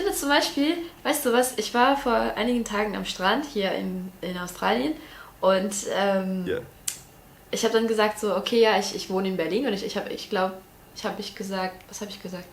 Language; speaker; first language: German; non-native, fluent; Latvian